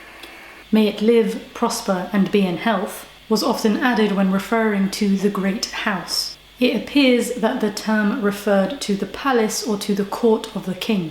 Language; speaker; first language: English; native; English